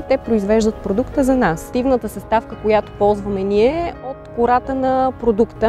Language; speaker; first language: Bulgarian; native; Bulgarian